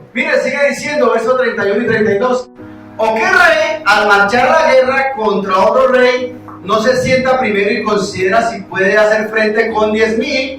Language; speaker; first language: Spanish; native; Spanish